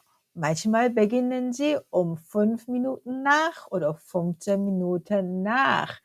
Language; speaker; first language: German; non-native, fluent; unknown